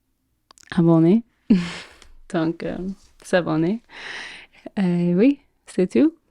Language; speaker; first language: French; non-native, fluent; English